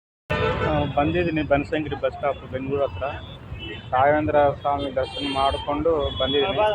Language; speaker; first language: Kannada; non-native, learner; Telugu